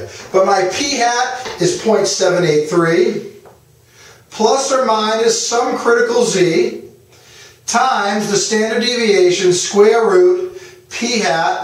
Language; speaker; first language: English; native; English